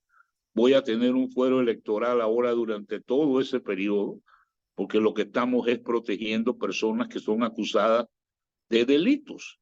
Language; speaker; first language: Spanish; native; Spanish